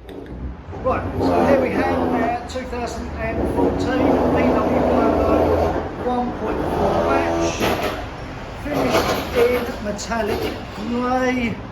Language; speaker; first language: English; native; English